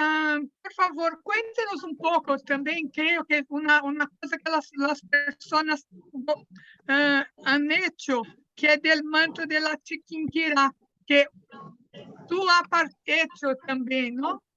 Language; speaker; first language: Spanish; non-native, fluent; Portuguese